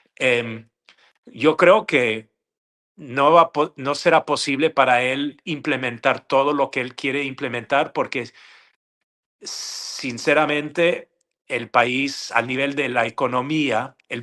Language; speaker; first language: Spanish; non-native, fluent; English